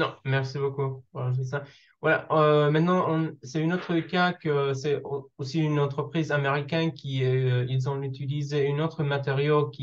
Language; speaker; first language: French; non-native, learner; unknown